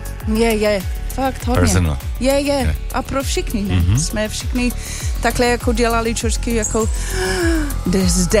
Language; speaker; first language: Czech; non-native, learner; English